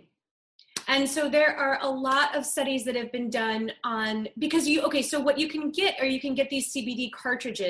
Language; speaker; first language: English; native; English